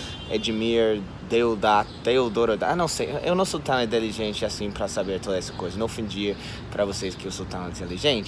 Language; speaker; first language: Portuguese; non-native, fluent; English